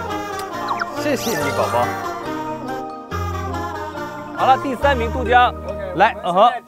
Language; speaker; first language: Chinese; native; Chinese